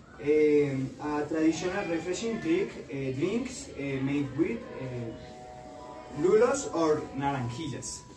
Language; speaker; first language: English; non-native, learner; Spanish